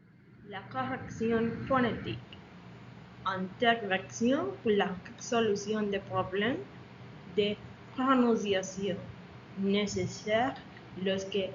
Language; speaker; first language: French; non-native, learner; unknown